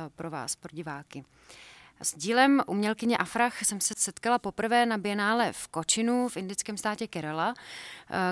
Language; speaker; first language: Czech; non-native, fluent; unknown